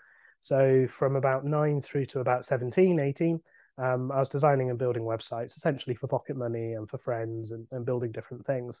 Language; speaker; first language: English; native; English